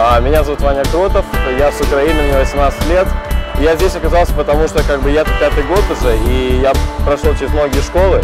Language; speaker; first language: Russian; native; Russian